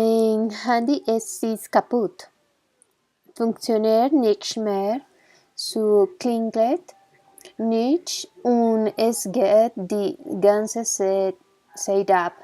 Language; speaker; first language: German; non-native, learner; Spanish